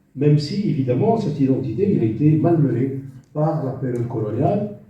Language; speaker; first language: French; non-native, local second language; Arabic